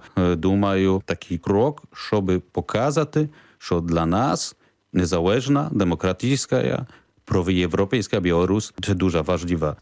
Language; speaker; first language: Ukrainian; non-native, learner; Polish